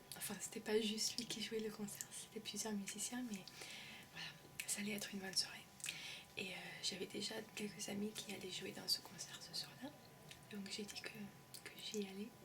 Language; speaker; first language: French; early bilingual, heritage; French